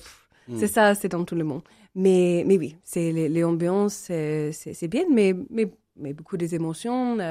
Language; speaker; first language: French; non-native, learner; English